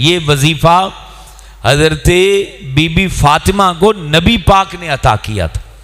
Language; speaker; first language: Urdu; non-native, local second language; Punjabi